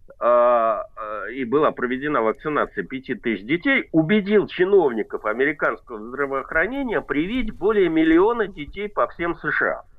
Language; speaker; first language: Russian; native; Russian